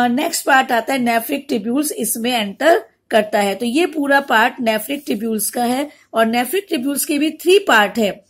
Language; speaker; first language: Hindi; native; Hindi